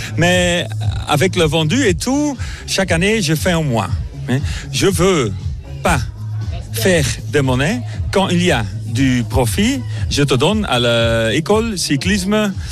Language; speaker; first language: French; non-native, local second language; Dutch